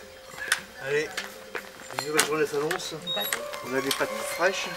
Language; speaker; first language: French; native; French